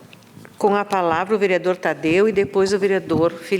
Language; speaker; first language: Portuguese; native; Portuguese